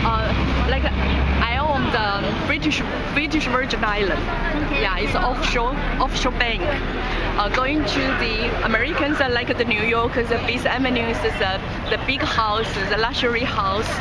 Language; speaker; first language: English; non-native, learner; Chinese